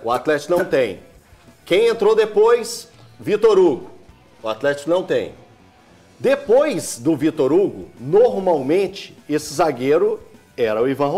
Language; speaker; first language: Portuguese; native; Portuguese